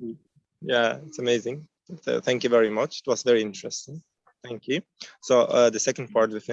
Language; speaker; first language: English; non-native, fluent; Uzbek